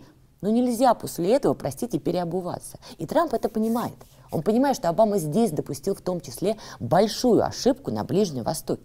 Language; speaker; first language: Russian; native; Russian